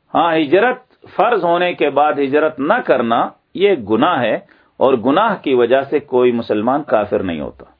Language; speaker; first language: Urdu; native; Urdu